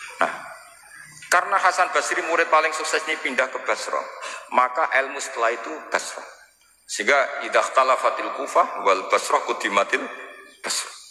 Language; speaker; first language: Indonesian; non-native, local second language; Javanese